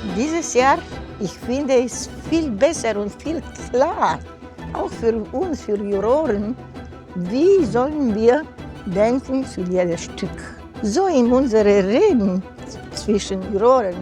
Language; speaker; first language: German; non-native, fluent; Romanian